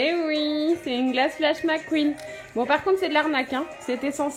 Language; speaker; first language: French; native; French